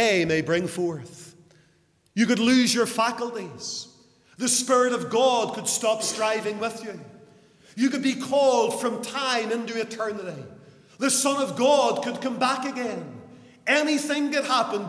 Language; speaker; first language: English; native; English